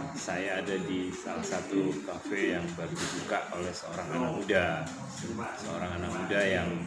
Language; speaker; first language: Indonesian; non-native, local second language; Javanese